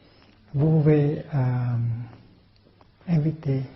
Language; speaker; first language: French; non-native, fluent; Vietnamese